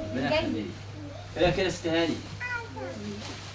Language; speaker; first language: Arabic; native; Arabic